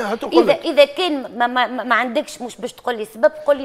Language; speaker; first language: Arabic; native; Arabic